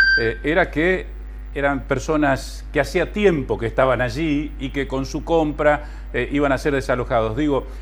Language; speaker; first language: Spanish; native; Spanish